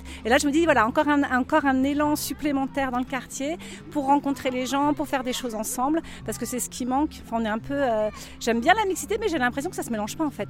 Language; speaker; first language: French; native; French